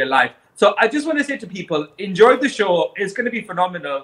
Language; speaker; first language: English; native; English